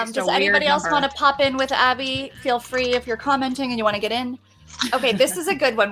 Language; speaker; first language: English; native; English